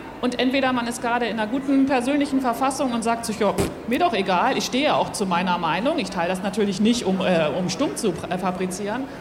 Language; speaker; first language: German; native; German